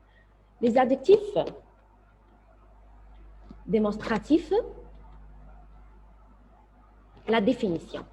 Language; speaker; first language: French; non-native, fluent; Arabic